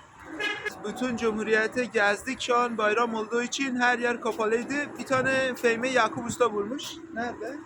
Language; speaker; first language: Turkish; non-native, fluent; Persian